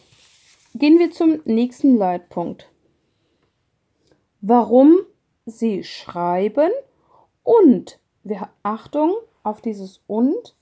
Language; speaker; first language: German; non-native, fluent; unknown